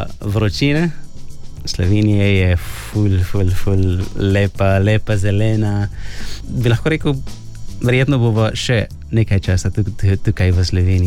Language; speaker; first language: Slovenian; non-native, fluent; Arabic